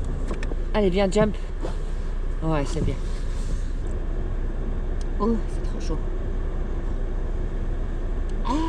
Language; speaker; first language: French; native; French